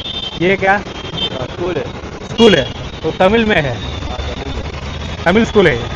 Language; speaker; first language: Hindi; non-native, local second language; Telugu